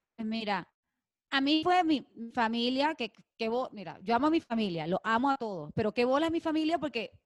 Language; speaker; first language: Spanish; native; Spanish